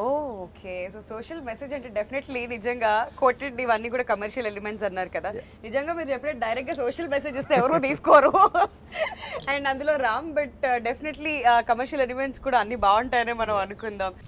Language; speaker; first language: Telugu; native; Telugu